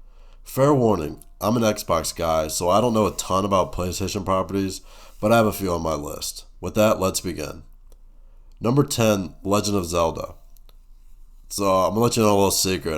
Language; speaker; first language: English; native; English